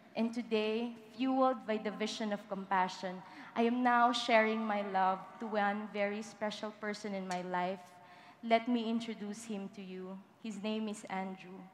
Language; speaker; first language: English; non-native, local second language; Filipino